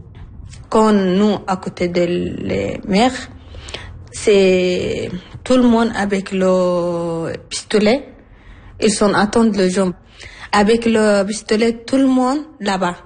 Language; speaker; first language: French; non-native, learner; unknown